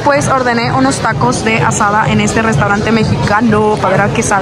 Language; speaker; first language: Spanish; early bilingual, heritage; Spanish